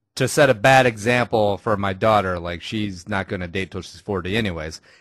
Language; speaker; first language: English; native; English